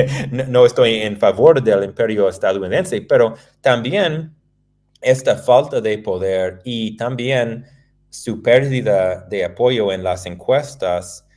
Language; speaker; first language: Spanish; non-native, fluent; English